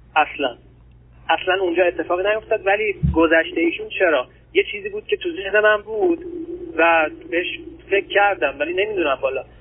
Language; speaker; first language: Persian; early bilingual, other home language; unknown